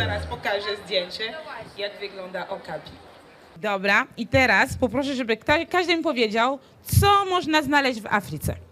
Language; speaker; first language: Polish; non-native, fluent; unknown